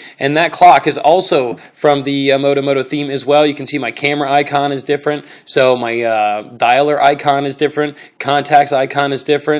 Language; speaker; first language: English; native; English